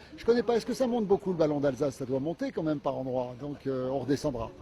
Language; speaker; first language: French; native; French